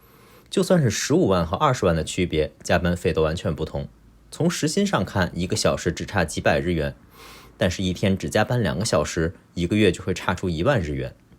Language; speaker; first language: Chinese; native; Chinese